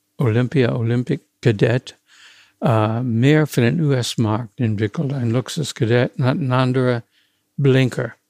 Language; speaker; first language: German; non-native, fluent; English